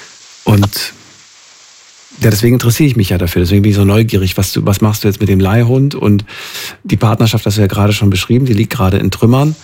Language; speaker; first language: German; native; German